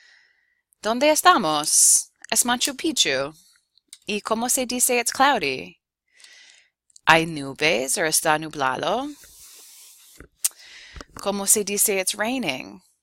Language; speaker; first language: Spanish; non-native, fluent; English